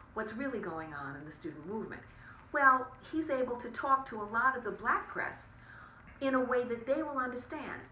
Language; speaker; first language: English; native; English